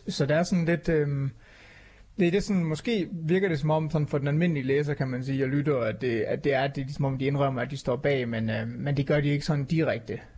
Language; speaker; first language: Danish; native; Danish